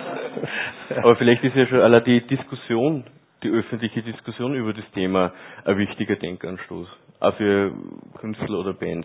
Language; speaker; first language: German; native; German